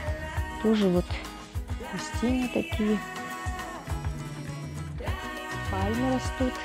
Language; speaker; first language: Russian; native; Russian